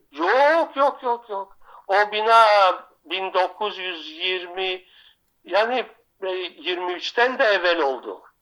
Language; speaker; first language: Turkish; non-native, local second language; Greek